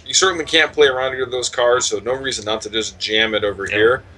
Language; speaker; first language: English; native; English